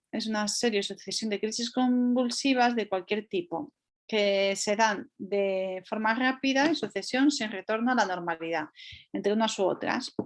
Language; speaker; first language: Spanish; native; Spanish